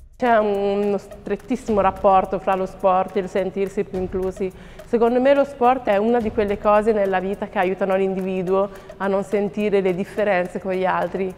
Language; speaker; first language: Italian; early bilingual, other home language; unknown